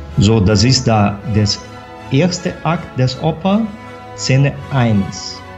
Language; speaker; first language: German; non-native, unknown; Portuguese